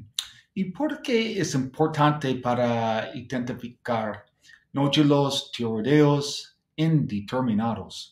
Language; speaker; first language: Spanish; non-native, fluent; English